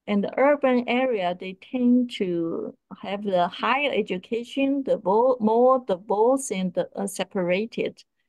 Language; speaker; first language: English; non-native, fluent; Chinese